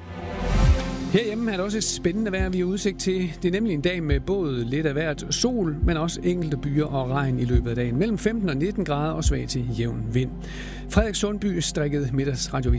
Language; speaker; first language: Danish; native; Danish